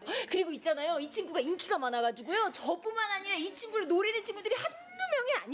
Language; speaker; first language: Korean; native; Korean